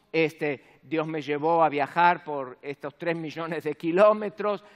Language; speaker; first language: Spanish; native; Spanish